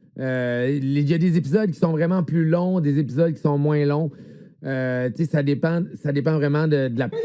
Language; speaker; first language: French; native; French